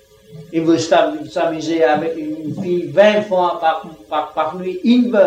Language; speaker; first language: French; non-native, learner; Vietnamese